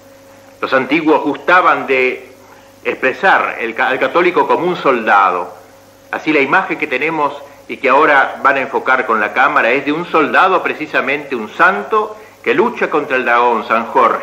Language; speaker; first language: Spanish; native; Spanish